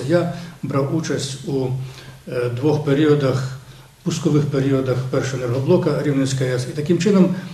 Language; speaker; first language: Ukrainian; native; Ukrainian